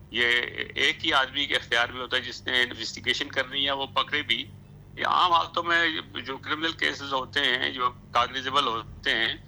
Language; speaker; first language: Urdu; non-native, local second language; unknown